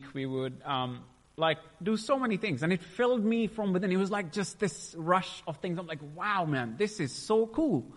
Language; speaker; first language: English; non-native, local second language; Punjabi